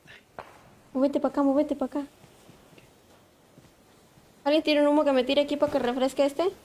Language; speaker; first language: Spanish; native; Spanish